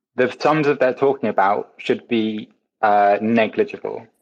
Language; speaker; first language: English; native; English